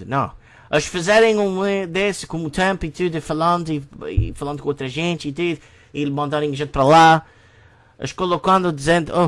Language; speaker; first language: Portuguese; non-native, learner; English